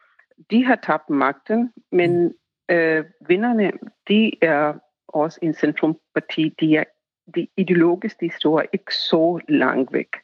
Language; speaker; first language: Danish; non-native, fluent; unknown